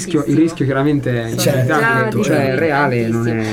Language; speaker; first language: Italian; native; Italian